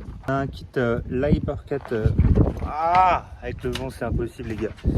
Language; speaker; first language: French; native; French